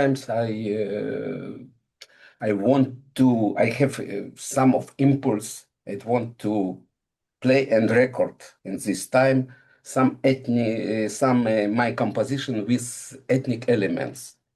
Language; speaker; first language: English; non-native, learner; Russian